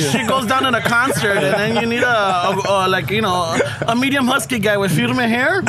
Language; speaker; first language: English; early bilingual, other home language; Spanish